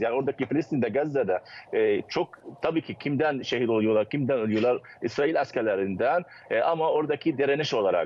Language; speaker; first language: Turkish; non-native, fluent; Arabic